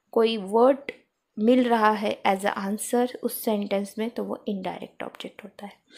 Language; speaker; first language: Hindi; non-native, local second language; Marathi